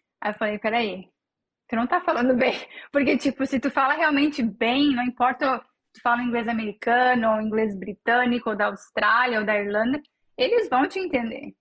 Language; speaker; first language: Portuguese; native; Portuguese